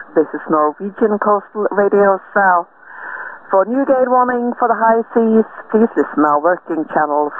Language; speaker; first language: English; non-native, fluent; Norwegian